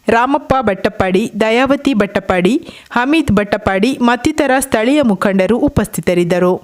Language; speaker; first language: Kannada; native; Kannada